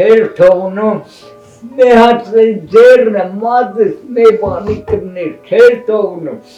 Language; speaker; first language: Armenian; native; Armenian